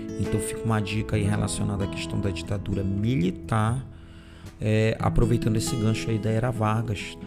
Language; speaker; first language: Portuguese; native; Portuguese